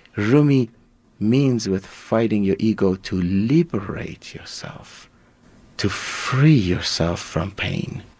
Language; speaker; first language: English; non-native, fluent; Persian